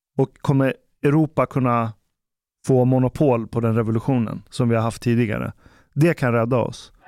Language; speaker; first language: Swedish; early bilingual, other home language; Persian